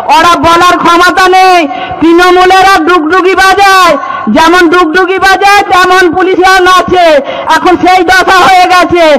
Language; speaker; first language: Bangla; non-native, local second language; Santali